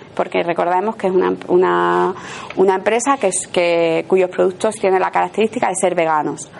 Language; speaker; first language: Spanish; native; Spanish